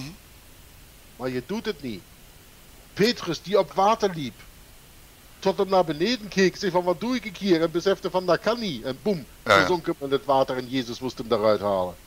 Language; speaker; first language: Dutch; non-native, fluent; German